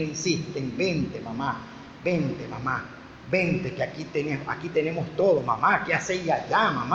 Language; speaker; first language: Spanish; native; Spanish